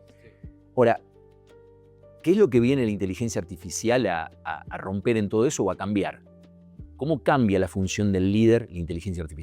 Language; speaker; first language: Spanish; native; Spanish